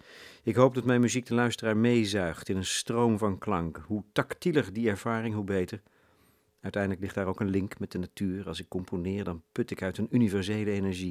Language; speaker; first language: Dutch; native; Dutch